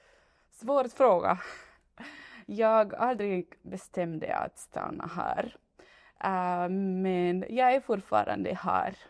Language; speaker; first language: Swedish; non-native, fluent; Spanish